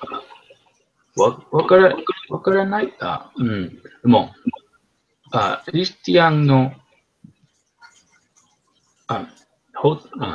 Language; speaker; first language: Japanese; non-native, learner; Spanish